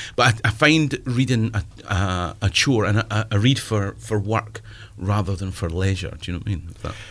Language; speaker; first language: English; native; English